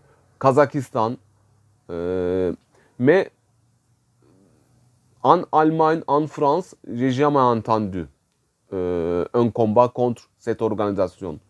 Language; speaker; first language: French; non-native, fluent; Turkish